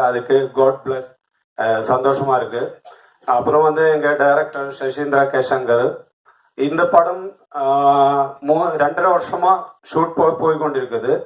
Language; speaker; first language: Tamil; non-native, learner; Malayalam